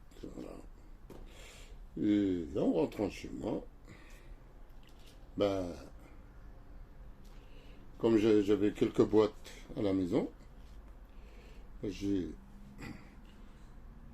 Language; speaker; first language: French; non-native, local second language; Arabic